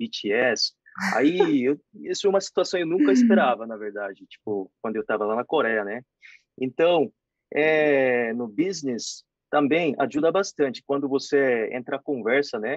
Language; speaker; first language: Portuguese; non-native, fluent; Korean